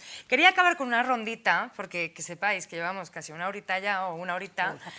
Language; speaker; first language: Spanish; native; Spanish